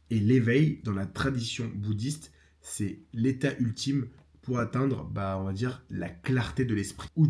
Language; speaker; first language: French; native; French